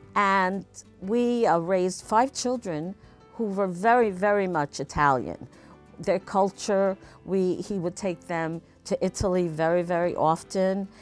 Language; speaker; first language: English; early bilingual, other home language; Italian